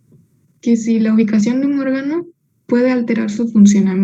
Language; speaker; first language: Spanish; native; Spanish